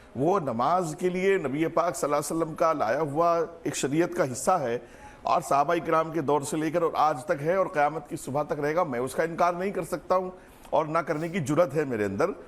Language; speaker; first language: Urdu; native; Urdu